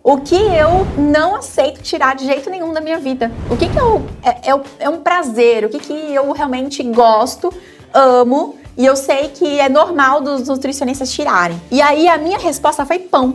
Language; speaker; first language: Portuguese; native; Portuguese